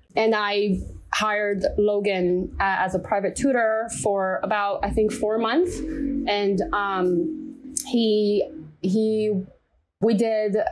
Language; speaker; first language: English; non-native, fluent; Chinese